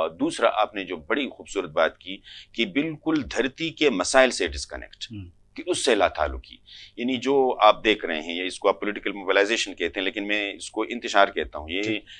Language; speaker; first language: Urdu; non-native, local second language; Pashto